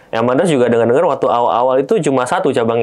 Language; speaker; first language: Indonesian; native; Indonesian